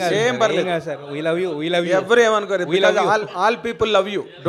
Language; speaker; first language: Telugu; native; Telugu